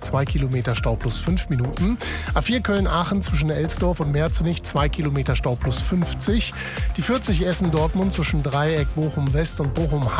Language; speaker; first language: German; native; German